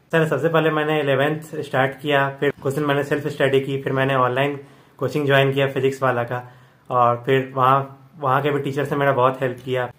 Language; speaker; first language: Hindi; native; Hindi